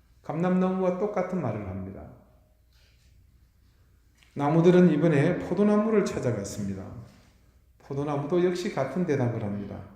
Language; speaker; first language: Korean; native; Korean